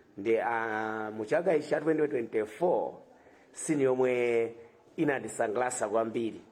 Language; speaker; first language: Nyanja; non-native, local second language; Tumbuka